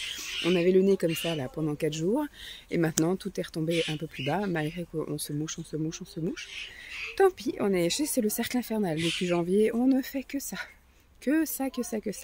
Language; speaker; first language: French; native; French